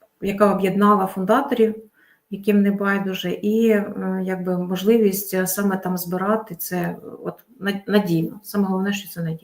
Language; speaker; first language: Ukrainian; native; Ukrainian